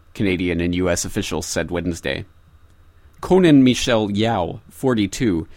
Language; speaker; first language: English; native; English